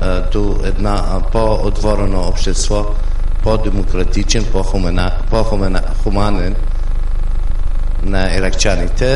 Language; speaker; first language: Bulgarian; non-native, fluent; Arabic